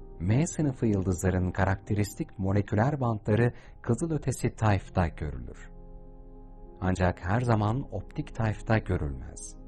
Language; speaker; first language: Turkish; native; Turkish